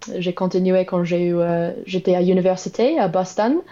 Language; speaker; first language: French; non-native, learner; English